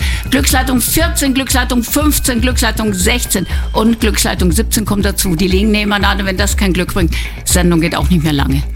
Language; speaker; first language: German; native; German